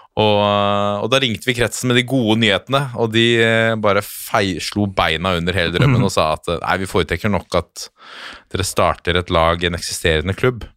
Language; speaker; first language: Norwegian; native; Norwegian